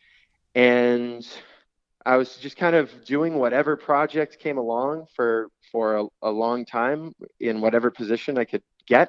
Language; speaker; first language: English; native; English